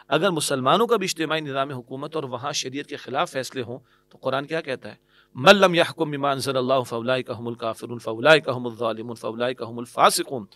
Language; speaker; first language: Urdu; native; Urdu